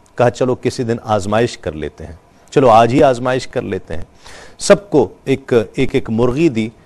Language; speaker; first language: Urdu; native; Urdu